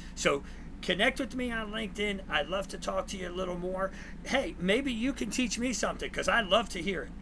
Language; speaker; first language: English; native; English